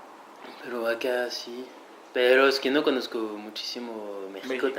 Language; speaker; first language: Spanish; non-native, fluent; French